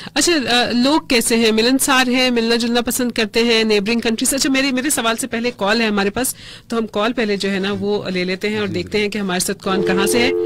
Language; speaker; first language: Urdu; native; Urdu